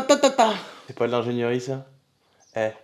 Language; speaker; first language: French; native; French